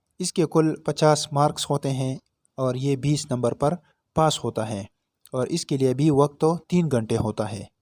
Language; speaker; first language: Urdu; non-native, local second language; Pashto